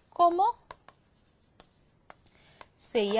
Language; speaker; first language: Spanish; non-native, fluent; Korean